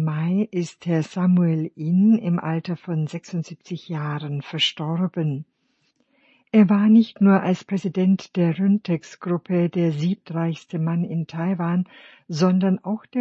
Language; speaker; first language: German; native; German